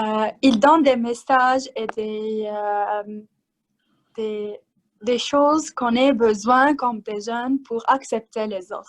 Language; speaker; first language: French; non-native, learner; Arabic